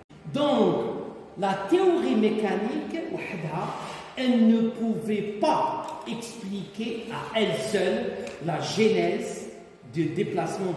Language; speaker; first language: French; non-native, local second language; Arabic